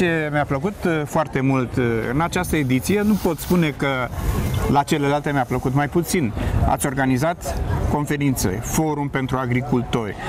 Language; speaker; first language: Romanian; native; Romanian